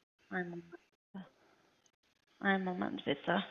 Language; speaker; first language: German; non-native, learner; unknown